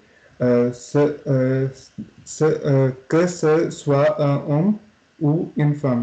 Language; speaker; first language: French; non-native, learner; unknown